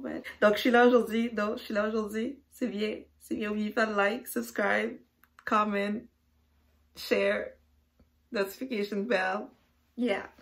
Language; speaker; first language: French; native; French